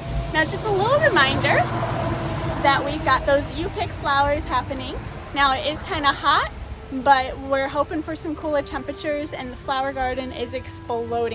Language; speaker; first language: English; native; English